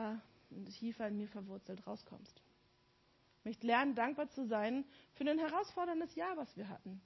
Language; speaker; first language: German; native; German